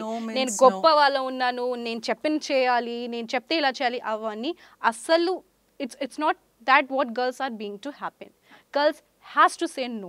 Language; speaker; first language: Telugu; non-native, local second language; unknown